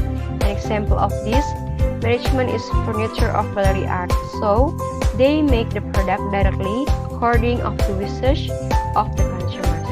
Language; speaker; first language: English; non-native, learner; Indonesian